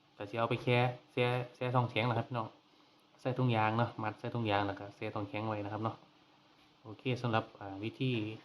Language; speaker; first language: Thai; native; Thai